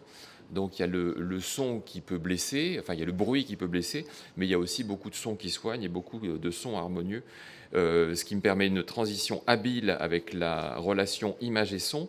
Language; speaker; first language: French; native; French